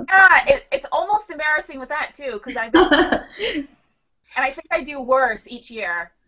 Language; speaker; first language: English; native; English